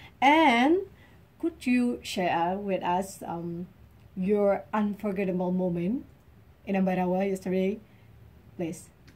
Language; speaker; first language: English; non-native, learner; Indonesian